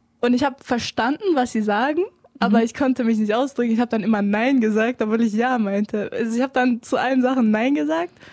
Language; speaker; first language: German; early bilingual, other home language; Albanian